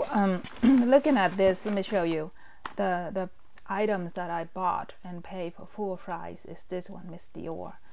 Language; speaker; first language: English; non-native, fluent; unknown